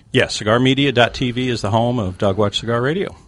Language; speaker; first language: English; native; English